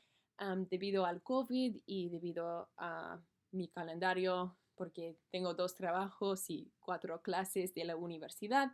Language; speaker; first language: Spanish; non-native, learner; English